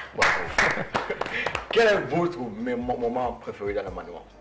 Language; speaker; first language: French; non-native, learner; English